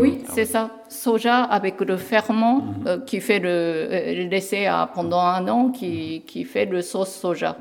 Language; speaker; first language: French; non-native, learner; Japanese